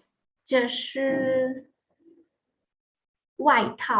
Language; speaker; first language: Chinese; non-native, fluent; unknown